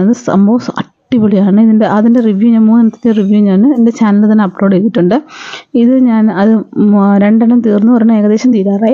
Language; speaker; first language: Malayalam; native; Malayalam